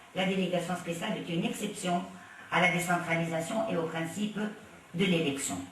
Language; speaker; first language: French; non-native, local second language; Arabic